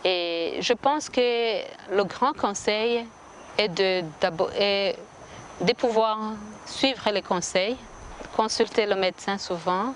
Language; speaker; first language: French; non-native, local second language; Kinyarwanda